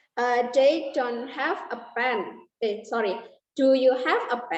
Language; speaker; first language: English; non-native, learner; Indonesian